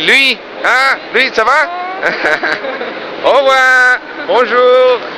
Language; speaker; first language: French; early bilingual, heritage; Spanish